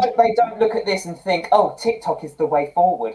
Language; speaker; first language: English; native; English